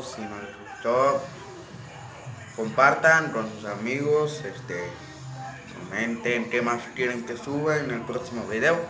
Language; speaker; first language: Spanish; native; Spanish